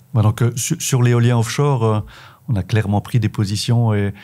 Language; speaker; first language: French; native; French